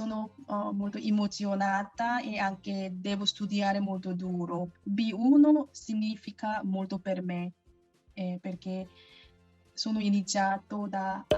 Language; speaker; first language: Italian; non-native, learner; Korean